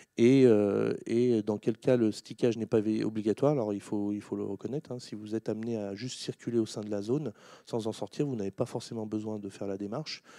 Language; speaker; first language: French; native; French